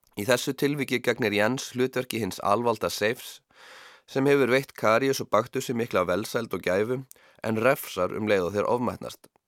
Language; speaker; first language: Icelandic; native; Icelandic